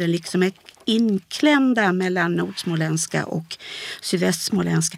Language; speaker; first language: Swedish; native; Swedish